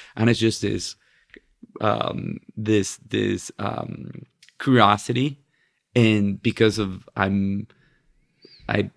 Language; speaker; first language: English; non-native, fluent; Spanish